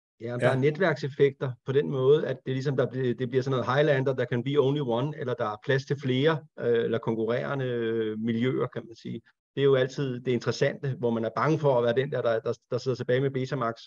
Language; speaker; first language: Danish; native; Danish